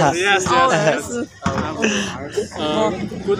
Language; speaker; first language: English; non-native, learner; Chinese